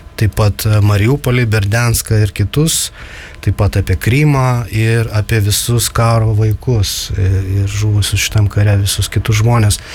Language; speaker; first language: Lithuanian; native; Lithuanian